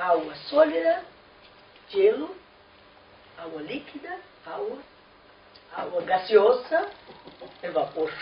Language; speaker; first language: Spanish; non-native, fluent; Portuguese